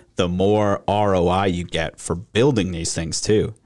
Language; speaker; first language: English; native; English